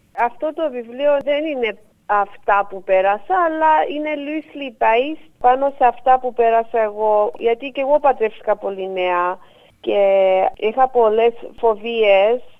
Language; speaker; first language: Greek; early bilingual, heritage; Greek